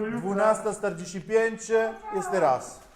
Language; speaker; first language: Polish; non-native, fluent; Italian